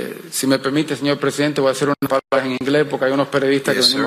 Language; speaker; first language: Spanish; early bilingual, heritage; Spanish